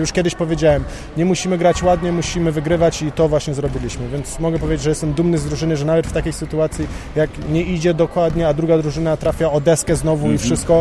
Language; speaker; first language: Polish; non-native, fluent; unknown